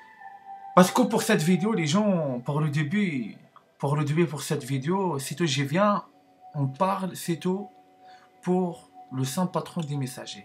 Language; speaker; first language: French; non-native, learner; Arabic